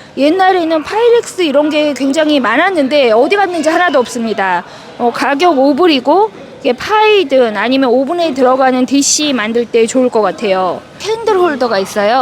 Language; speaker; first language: Korean; native; Korean